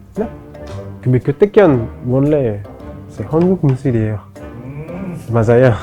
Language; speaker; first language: Korean; non-native, learner; French